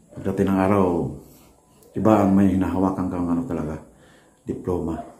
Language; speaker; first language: Filipino; non-native, local second language; Waray